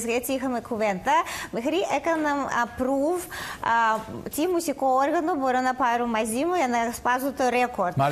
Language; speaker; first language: Greek; non-native, learner; Russian